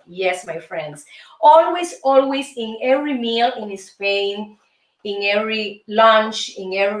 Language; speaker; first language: English; non-native, fluent; Spanish